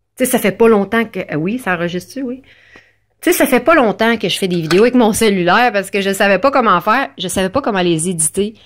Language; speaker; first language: French; native; French